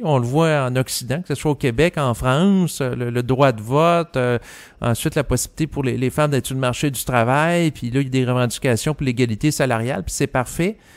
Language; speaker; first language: French; native; French